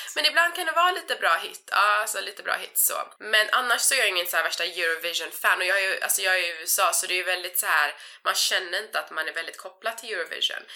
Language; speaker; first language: Swedish; early bilingual, other home language; Persian